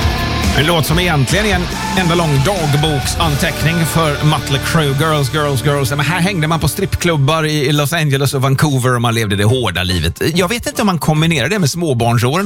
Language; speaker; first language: Swedish; native; Swedish